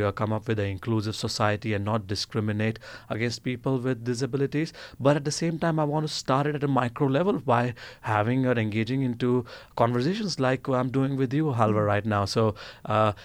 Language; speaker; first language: English; non-native, local second language; Gujarati